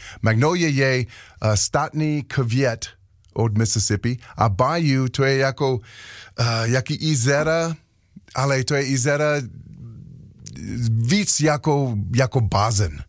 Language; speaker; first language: Slovak; non-native, learner; English